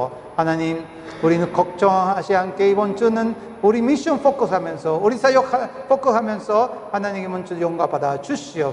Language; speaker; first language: Korean; non-native, fluent; Spanish